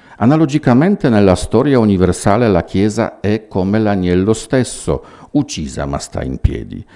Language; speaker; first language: Italian; non-native, fluent; Polish